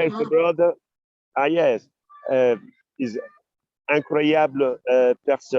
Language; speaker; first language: English; non-native, learner; Italian